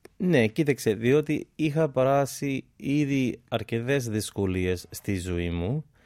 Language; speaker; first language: Greek; non-native, fluent; English